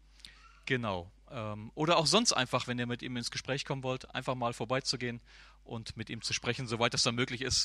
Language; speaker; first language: German; native; German